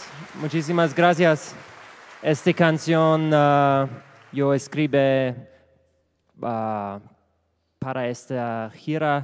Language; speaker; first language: Spanish; non-native, learner; German